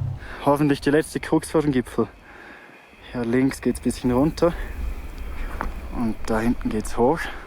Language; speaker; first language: German; native; German